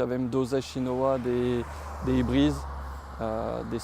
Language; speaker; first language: Romanian; non-native, fluent; French